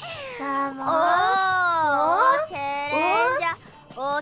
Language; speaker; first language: English; non-native, learner; Indonesian